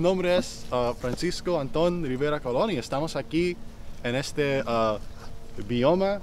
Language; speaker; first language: Spanish; non-native, fluent; English